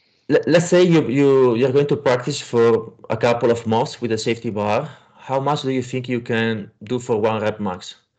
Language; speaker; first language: English; non-native, fluent; Italian